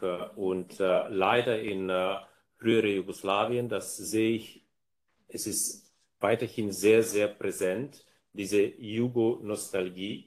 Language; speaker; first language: German; non-native, fluent; Bulgarian